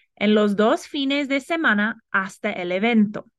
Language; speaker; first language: Spanish; non-native, fluent; English